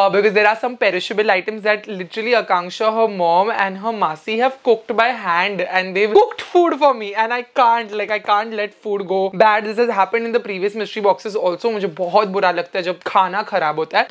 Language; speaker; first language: English; non-native, local second language; Hindi